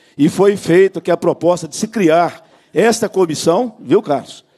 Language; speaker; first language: Portuguese; native; Portuguese